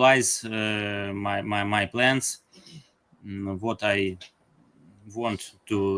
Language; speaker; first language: English; non-native, learner; Ukrainian